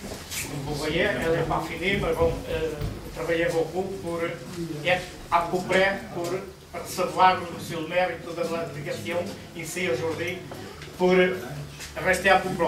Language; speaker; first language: French; non-native, learner; Portuguese